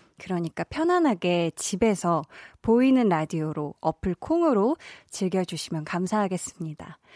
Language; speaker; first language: Korean; native; Korean